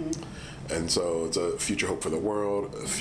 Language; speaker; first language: English; native; English